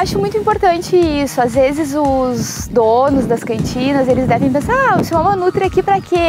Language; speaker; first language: Portuguese; native; Portuguese